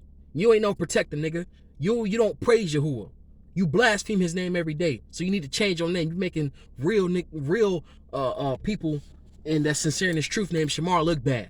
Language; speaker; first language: English; native; English